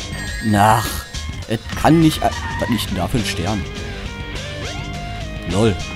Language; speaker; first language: German; native; German